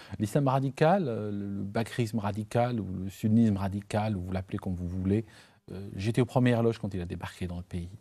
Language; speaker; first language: French; non-native, local second language; Arabic